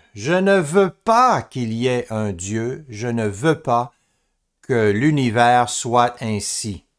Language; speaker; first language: French; native; French